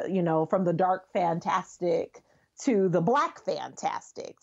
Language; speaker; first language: English; native; English